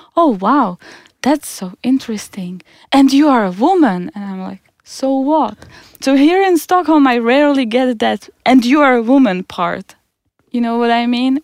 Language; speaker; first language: English; non-native, fluent; Czech